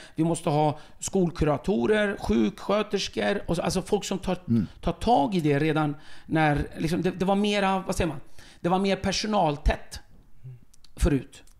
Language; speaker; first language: Swedish; early bilingual, other home language; Kurdish